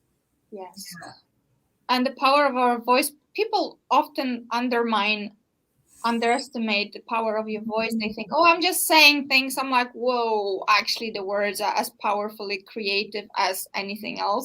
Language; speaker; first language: English; non-native, fluent; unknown